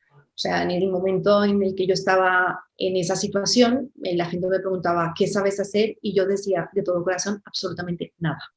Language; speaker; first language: Spanish; native; Spanish